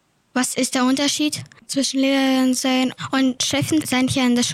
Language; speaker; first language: German; early bilingual, other home language; Ukrainian